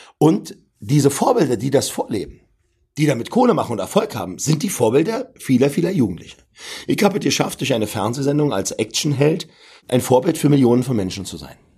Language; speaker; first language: German; native; German